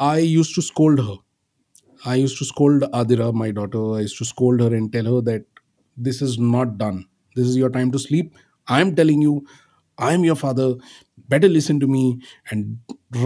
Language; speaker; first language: English; non-native, local second language; Marathi